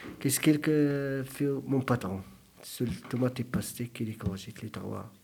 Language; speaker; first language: French; non-native, learner; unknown